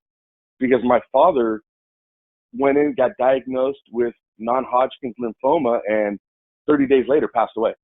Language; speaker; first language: English; native; English